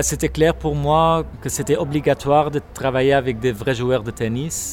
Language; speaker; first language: French; non-native, local second language; Dutch